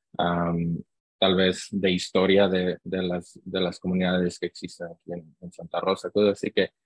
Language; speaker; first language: Spanish; early bilingual, heritage; Spanish